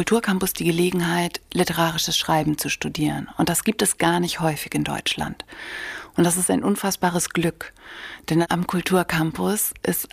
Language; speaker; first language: German; native; German